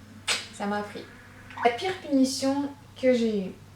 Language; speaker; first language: French; non-native, fluent; Russian